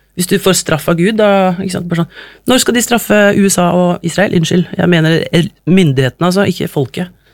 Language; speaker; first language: Norwegian; native; Norwegian